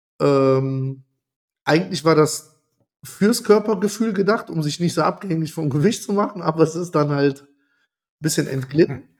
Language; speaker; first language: German; early bilingual, other home language; Italian